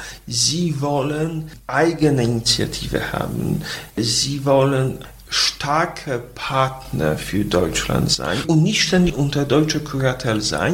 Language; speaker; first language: German; non-native, fluent; Polish